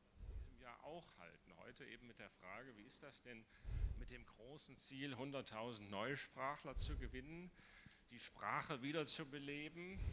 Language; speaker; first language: German; native; German